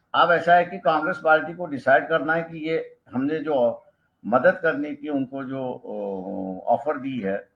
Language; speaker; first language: Hindi; non-native, local second language; Marathi